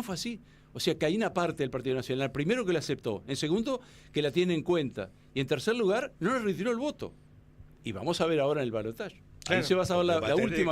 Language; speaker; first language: Spanish; native; Spanish